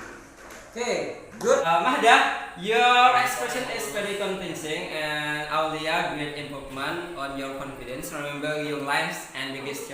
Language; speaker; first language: English; non-native, fluent; Indonesian